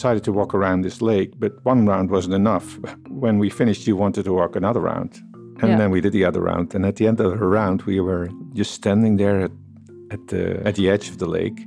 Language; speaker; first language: English; non-native, fluent; Dutch